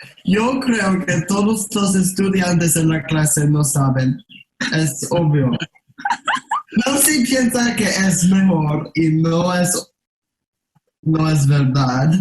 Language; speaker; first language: Spanish; non-native, learner; English